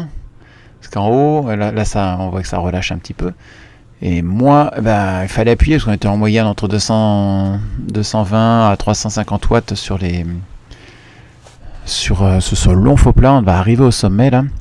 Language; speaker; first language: French; native; French